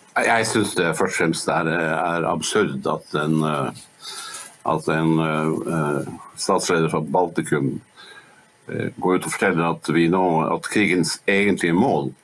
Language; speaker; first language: Norwegian; native; Norwegian